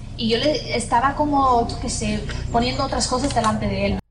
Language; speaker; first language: Spanish; non-native, fluent; English